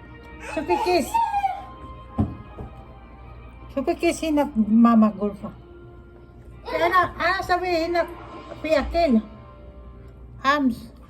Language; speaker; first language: Arabic; non-native, learner; Filipino